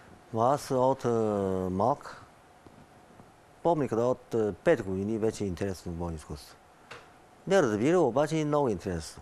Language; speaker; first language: Bulgarian; non-native, learner; Chinese